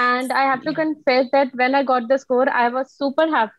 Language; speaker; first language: English; non-native, local second language; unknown